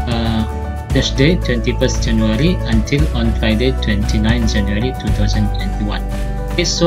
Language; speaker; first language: English; non-native, learner; Indonesian